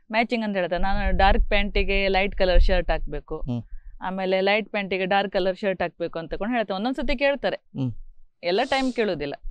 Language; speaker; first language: Kannada; native; Kannada